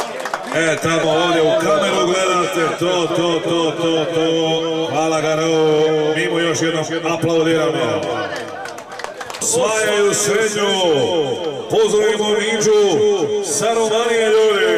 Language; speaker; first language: Serbian; native; Serbian